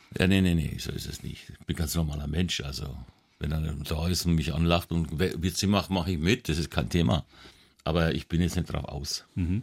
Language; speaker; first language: German; native; German